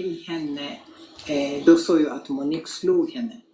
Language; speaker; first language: Swedish; non-native, fluent; Lingala